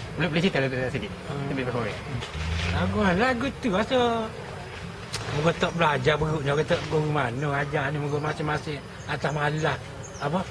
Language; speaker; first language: Malay; native; Malay